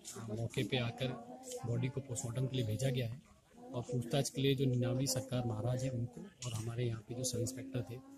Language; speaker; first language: Hindi; native; Hindi